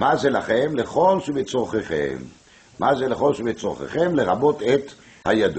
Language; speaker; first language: Hebrew; non-native, fluent; French